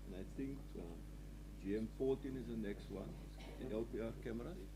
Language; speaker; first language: English; non-native, local second language; Afrikaans